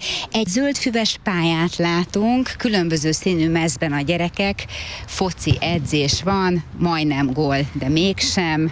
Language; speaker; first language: Hungarian; native; Hungarian